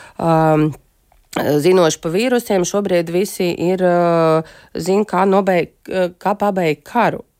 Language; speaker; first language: Latvian; non-native, local second language; Russian